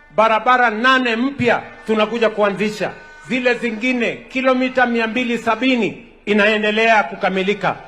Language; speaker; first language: Swahili; non-native, local second language; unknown